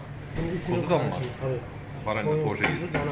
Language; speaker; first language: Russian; non-native, learner; Turkish